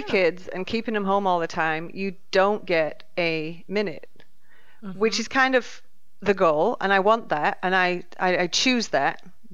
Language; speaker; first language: English; native; English